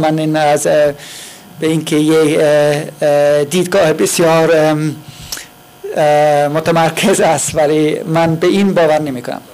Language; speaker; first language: Persian; non-native, fluent; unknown